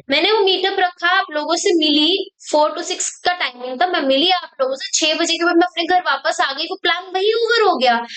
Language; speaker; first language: Hindi; native; Hindi